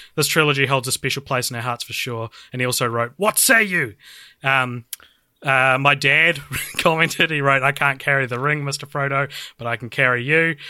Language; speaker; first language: English; native; English